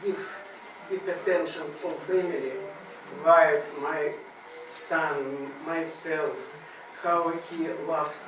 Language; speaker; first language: English; non-native, learner; Russian